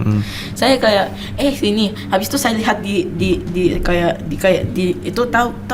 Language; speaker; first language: Indonesian; non-native, local second language; English